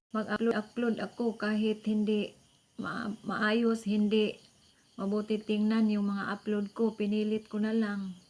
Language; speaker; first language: Filipino; non-native, local second language; Cebuano